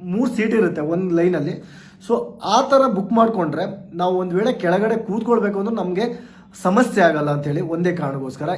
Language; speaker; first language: Kannada; native; Kannada